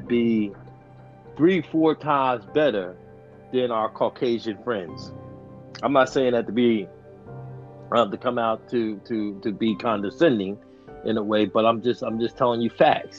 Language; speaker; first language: English; native; English